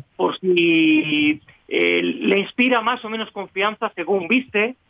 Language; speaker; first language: Spanish; native; Spanish